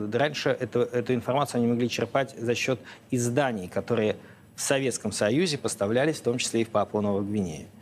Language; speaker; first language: Russian; native; Russian